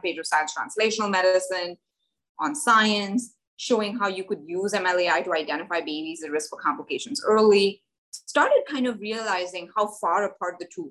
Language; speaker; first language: English; non-native, local second language; Hindi